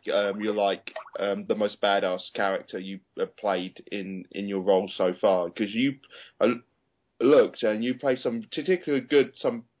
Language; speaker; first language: English; native; English